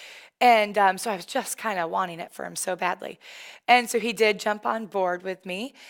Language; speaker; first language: English; native; English